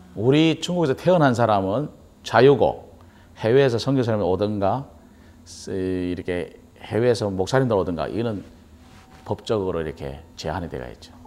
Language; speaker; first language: Korean; native; Korean